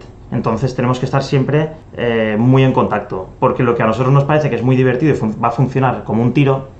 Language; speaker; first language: Spanish; native; Spanish